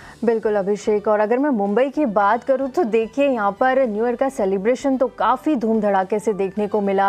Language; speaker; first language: Hindi; native; Hindi